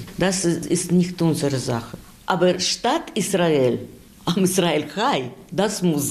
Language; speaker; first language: German; non-native, learner; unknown